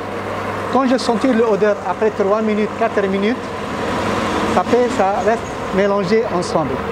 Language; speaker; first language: French; non-native, learner; Arabic